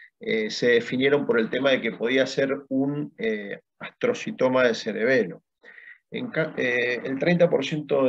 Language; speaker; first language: Spanish; native; Spanish